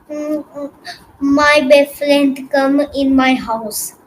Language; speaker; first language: English; non-native, learner; Hindi